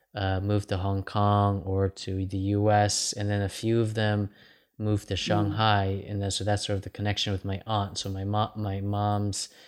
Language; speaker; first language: English; native; English